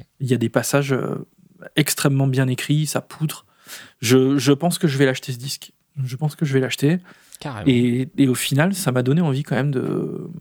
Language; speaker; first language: French; native; French